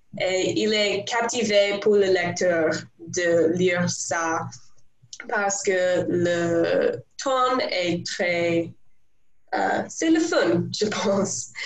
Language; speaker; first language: French; non-native, learner; English